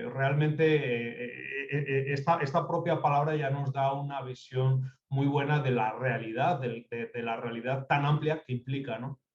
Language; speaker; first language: Spanish; native; Spanish